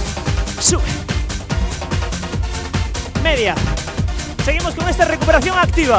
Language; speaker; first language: Spanish; native; Spanish